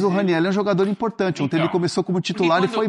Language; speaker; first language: Portuguese; native; Portuguese